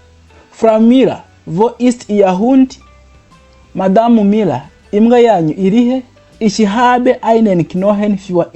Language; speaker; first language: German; non-native, fluent; Kinyarwanda